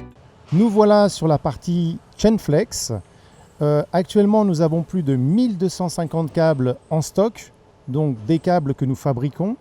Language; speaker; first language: French; native; French